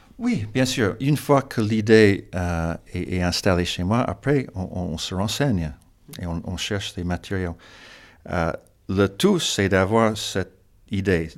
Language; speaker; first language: French; non-native, fluent; English